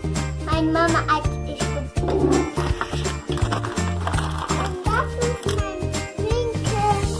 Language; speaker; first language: German; early bilingual, other home language; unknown